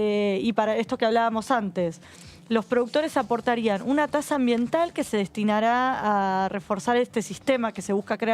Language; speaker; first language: Spanish; native; Spanish